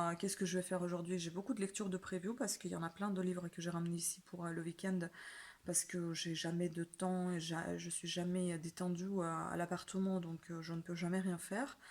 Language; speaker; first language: French; native; French